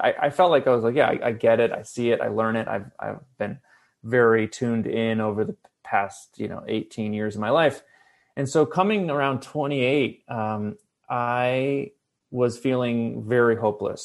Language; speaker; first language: English; native; English